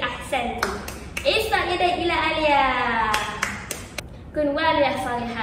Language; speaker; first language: Arabic; non-native, learner; Malay